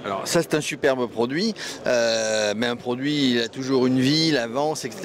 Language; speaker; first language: French; native; French